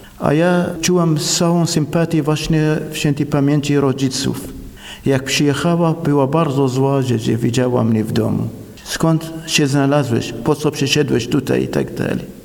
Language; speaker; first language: Polish; non-native, fluent; Arabic